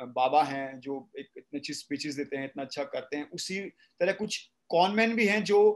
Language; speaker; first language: Hindi; native; Hindi